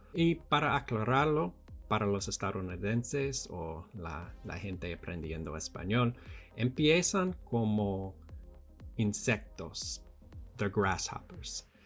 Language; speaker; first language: Spanish; non-native, learner; English